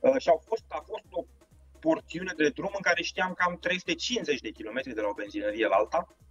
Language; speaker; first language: Romanian; native; Romanian